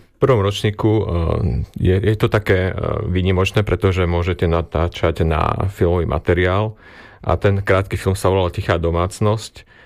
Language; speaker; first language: Slovak; native; Slovak